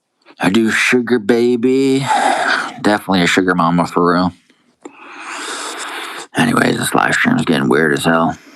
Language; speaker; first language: English; native; English